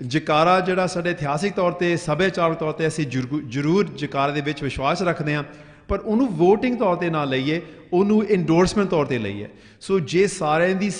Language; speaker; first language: Punjabi; early bilingual, heritage; Punjabi